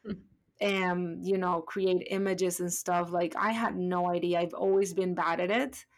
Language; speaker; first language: English; non-native, fluent; Spanish